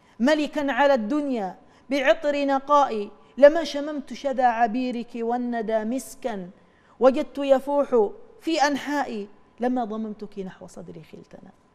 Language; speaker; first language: Arabic; native; Arabic